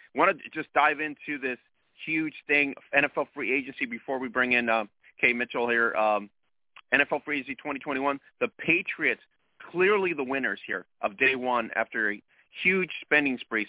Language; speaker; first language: English; early bilingual, other home language; Spanish